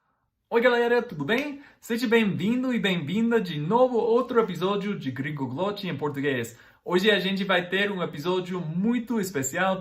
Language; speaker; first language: Portuguese; non-native, fluent; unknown